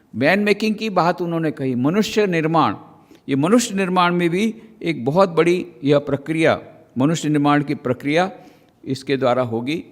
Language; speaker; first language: Hindi; non-native, local second language; Gujarati